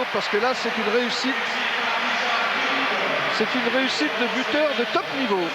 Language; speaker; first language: French; native; French